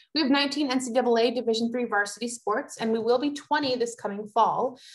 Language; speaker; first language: English; native; English